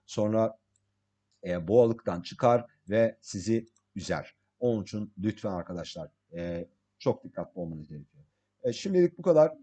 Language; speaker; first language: Turkish; early bilingual, heritage; English